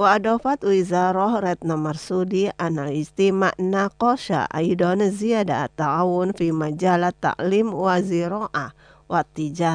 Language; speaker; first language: Arabic; non-native, fluent; Indonesian